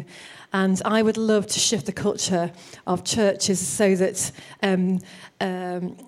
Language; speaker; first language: English; native; English